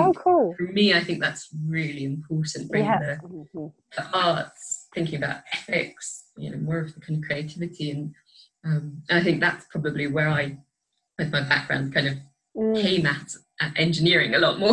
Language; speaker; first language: English; native; English